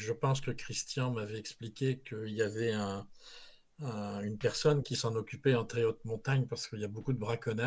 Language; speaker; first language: French; native; French